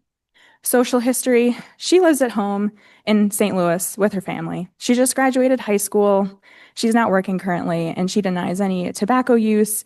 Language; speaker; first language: English; native; English